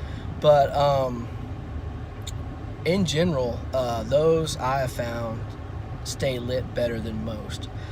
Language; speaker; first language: English; native; English